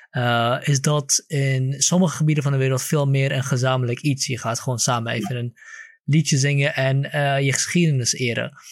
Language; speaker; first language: Dutch; early bilingual, other home language; Kurdish